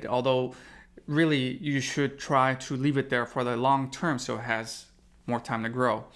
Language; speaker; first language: English; native; English